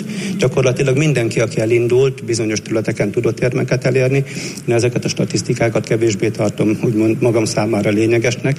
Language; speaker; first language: Hungarian; native; Hungarian